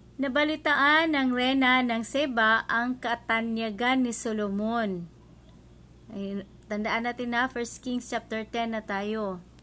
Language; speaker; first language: Filipino; non-native, local second language; Cebuano